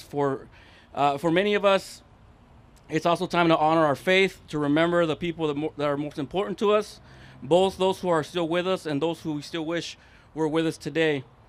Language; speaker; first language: English; early bilingual, other home language; Spanish